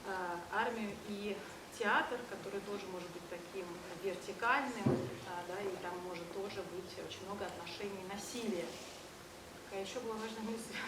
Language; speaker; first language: Russian; native; Russian